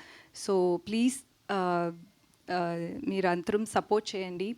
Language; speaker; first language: Telugu; non-native, learner; Tamil